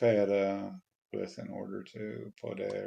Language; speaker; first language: Spanish; non-native, learner; English